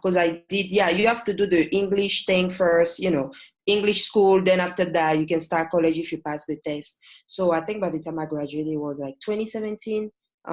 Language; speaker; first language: English; non-native, fluent; French